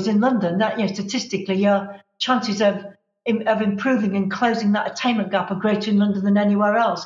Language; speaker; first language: English; native; English